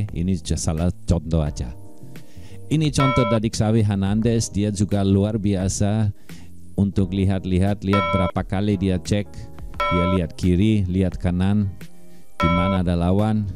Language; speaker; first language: Indonesian; non-native, fluent; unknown